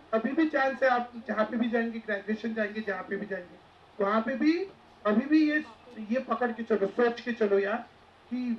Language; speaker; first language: Hindi; non-native, local second language; Marathi